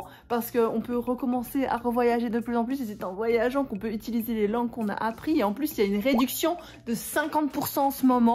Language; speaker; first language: French; native; French